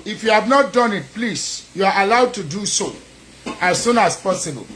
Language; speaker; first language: English; non-native, local second language; Yoruba